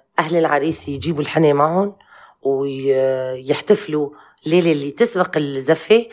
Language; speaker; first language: Arabic; non-native, local second language; Kurdish